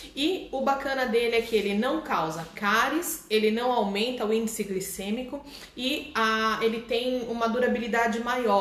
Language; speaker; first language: Portuguese; native; Portuguese